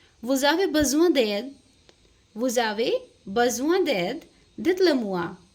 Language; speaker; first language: French; non-native, fluent; Hindi